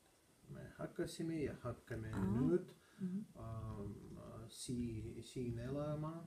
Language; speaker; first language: Estonian; non-native, learner; Russian